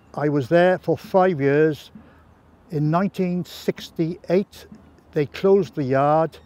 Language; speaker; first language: English; native; English